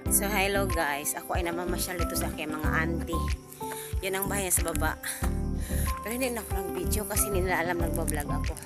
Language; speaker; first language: Filipino; non-native, local second language; Cebuano